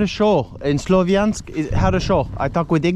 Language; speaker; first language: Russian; non-native, learner; English